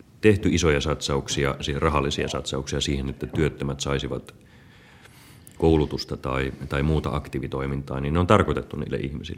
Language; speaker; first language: Finnish; native; Finnish